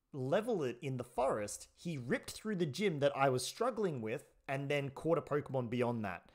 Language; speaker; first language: English; native; English